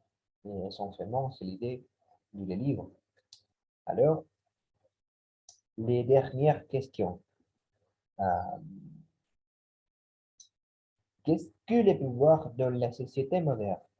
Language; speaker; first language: French; non-native, learner; Spanish